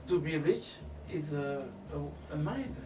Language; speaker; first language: English; non-native, fluent; French